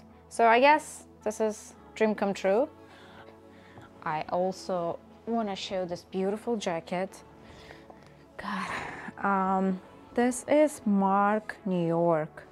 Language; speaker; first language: English; non-native, fluent; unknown